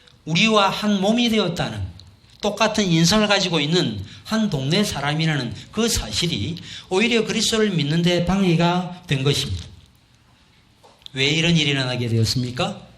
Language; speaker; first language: Korean; native; Korean